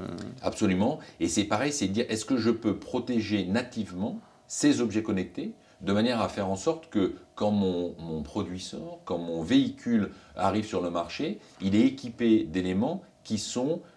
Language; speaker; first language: French; native; French